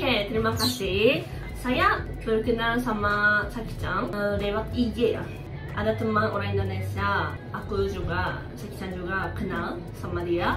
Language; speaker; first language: Indonesian; non-native, fluent; Japanese